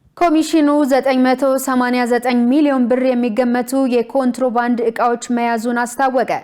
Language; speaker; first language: Amharic; native; Amharic